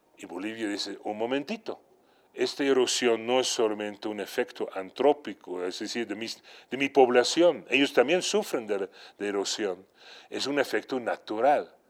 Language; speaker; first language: Spanish; non-native, fluent; Dutch